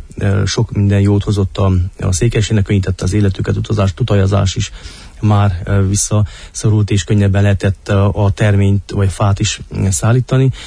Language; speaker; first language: Hungarian; native; Hungarian